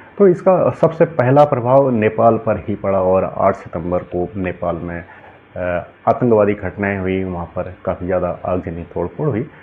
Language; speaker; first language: Hindi; native; Hindi